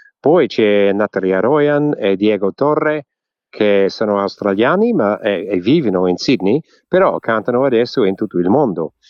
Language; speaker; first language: Italian; early bilingual, heritage; English